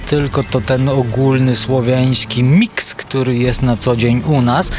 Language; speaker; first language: Polish; non-native, fluent; Bulgarian